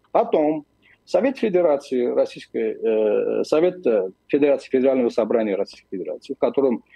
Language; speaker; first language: Russian; non-native, local second language; Armenian